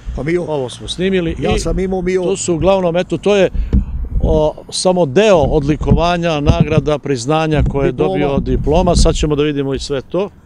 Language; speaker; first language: Serbian; native; Serbian